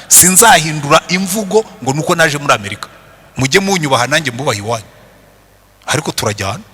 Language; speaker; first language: Kinyarwanda; native; Kinyarwanda